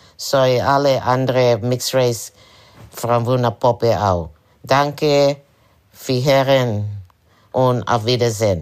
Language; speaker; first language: German; early bilingual, heritage; German